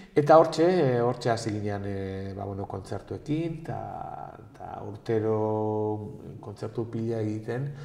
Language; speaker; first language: Basque; native; Basque